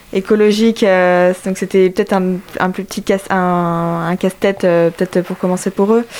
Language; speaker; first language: French; native; French